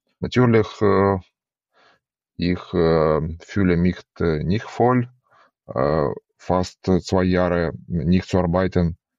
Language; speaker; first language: German; non-native, learner; Ukrainian